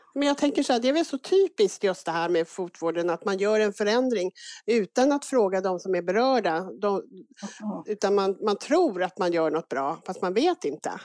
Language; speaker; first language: Swedish; native; Swedish